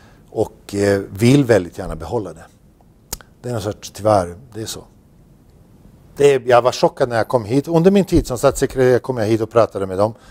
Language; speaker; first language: Swedish; non-native, fluent; Bosnian